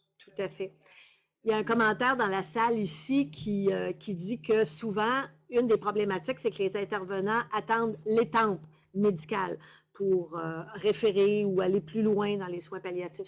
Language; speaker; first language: French; native; French